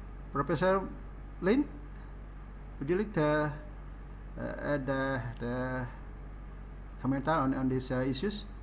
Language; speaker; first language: English; non-native, fluent; Indonesian